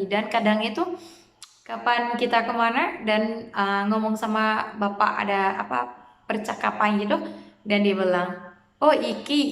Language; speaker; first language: Indonesian; non-native, fluent; Khmer